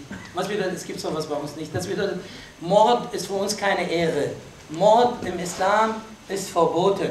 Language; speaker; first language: German; non-native, fluent; Arabic